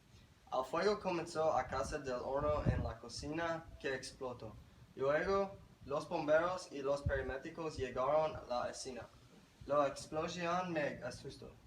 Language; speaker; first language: Spanish; non-native, learner; English